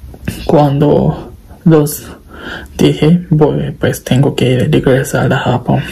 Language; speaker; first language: Spanish; non-native, learner; Japanese